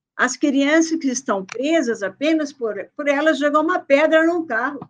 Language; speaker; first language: Portuguese; early bilingual, other home language; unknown